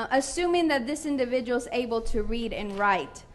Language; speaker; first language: English; non-native, fluent; Spanish